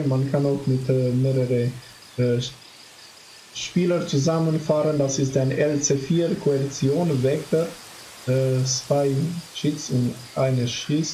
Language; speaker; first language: German; non-native, fluent; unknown